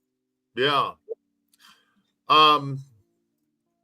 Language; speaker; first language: English; native; English